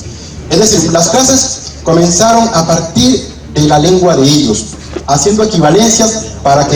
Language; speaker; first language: Spanish; native; Spanish